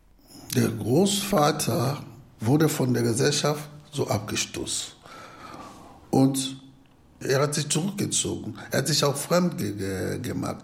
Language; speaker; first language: German; non-native, fluent; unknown